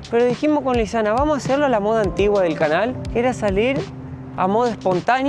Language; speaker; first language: Spanish; native; Spanish